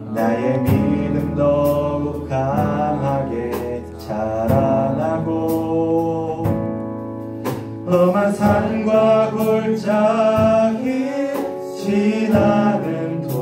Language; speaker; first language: Korean; native; Korean